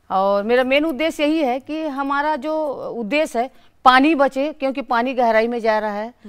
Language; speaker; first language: Hindi; native; Hindi